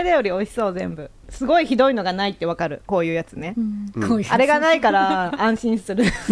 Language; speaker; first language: Japanese; native; Japanese